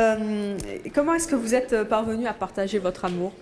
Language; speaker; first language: French; native; French